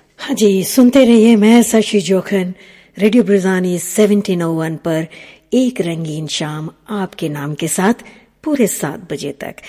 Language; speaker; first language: Hindi; early bilingual, heritage; Hindi